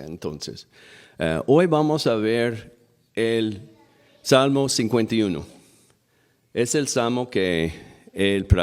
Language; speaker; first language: Spanish; non-native, fluent; English